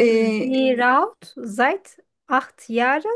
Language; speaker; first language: German; non-native, fluent; Turkish